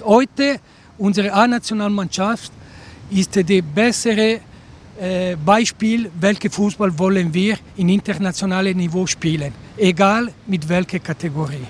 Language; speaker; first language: German; non-native, local second language; Italian